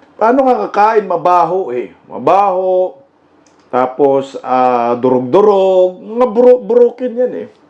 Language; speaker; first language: Filipino; non-native, local second language; Cebuano